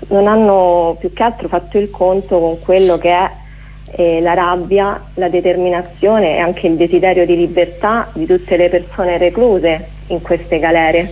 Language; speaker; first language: Italian; native; Italian